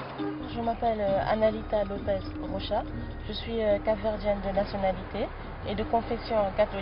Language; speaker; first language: French; non-native, fluent; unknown